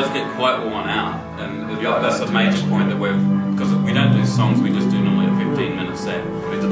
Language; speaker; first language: English; native; English